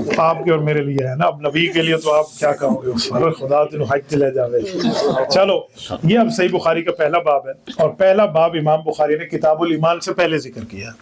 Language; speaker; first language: Urdu; non-native, local second language; Punjabi